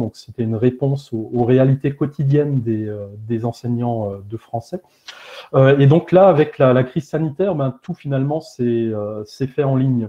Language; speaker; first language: French; native; French